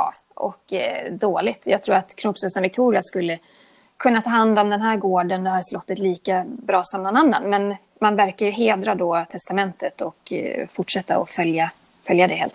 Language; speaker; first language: Swedish; native; Swedish